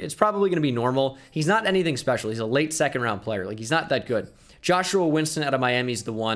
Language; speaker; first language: English; native; English